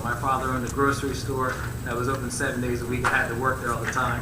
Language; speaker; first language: English; native; English